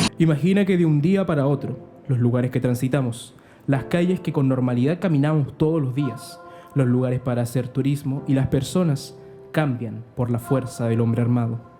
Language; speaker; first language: Spanish; native; Spanish